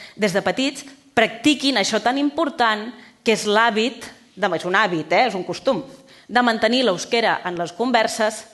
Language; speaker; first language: Catalan; native; Catalan